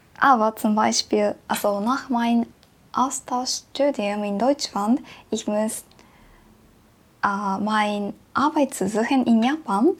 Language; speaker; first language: German; non-native, learner; Japanese